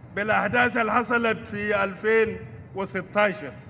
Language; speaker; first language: Arabic; non-native, local second language; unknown